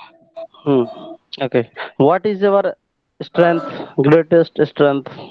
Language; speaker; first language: English; non-native, local second language; Hindi